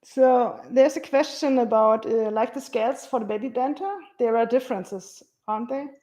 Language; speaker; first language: English; non-native, fluent; German